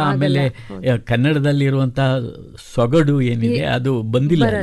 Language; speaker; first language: Kannada; native; Kannada